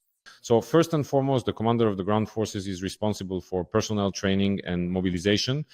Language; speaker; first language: English; non-native, fluent; Ukrainian